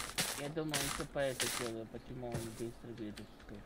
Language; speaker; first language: Russian; non-native, learner; Latvian